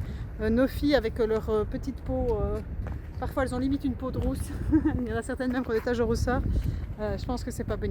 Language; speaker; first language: French; native; French